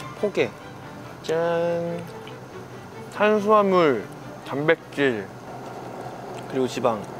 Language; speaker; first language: Korean; native; Korean